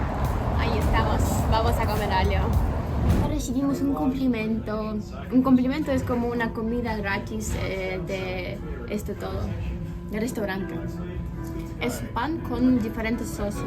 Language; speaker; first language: Spanish; non-native, fluent; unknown